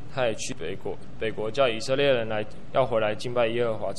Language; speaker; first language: Chinese; native; Chinese